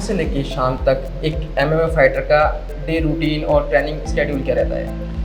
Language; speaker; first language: Hindi; native; Hindi